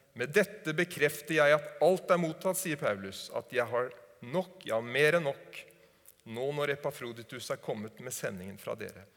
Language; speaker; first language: Norwegian; native; Norwegian